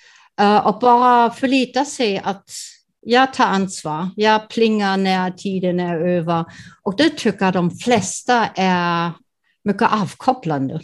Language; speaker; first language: Swedish; non-native, fluent; German